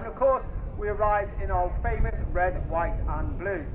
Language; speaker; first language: English; native; English